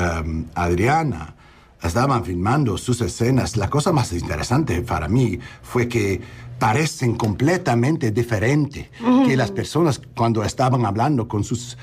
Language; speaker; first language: Spanish; non-native, learner; English